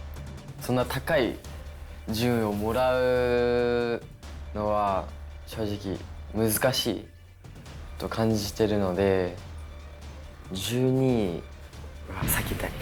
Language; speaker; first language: Japanese; native; Japanese